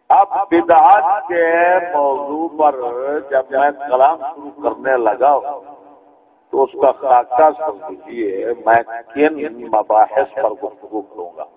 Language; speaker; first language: Urdu; non-native, local second language; Punjabi